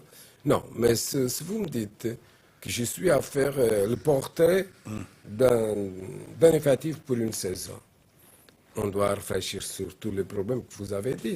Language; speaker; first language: French; non-native, learner; Portuguese